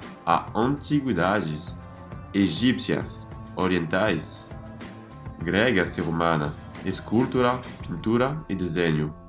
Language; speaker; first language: Portuguese; non-native, fluent; French